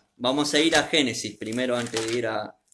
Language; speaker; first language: Spanish; native; Spanish